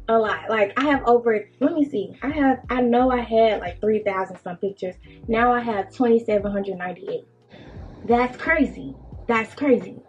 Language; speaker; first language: English; native; English